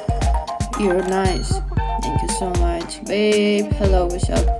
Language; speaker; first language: English; non-native, learner; Russian